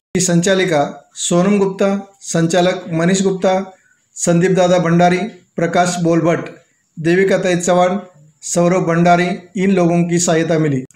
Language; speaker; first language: Hindi; non-native, local second language; Marathi